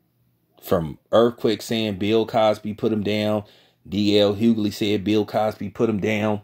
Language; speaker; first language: English; native; English